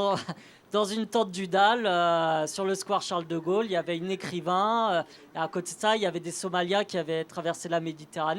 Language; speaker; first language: French; native; French